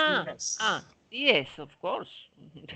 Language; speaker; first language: English; non-native, fluent; Spanish